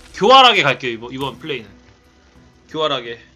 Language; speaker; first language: Korean; native; Korean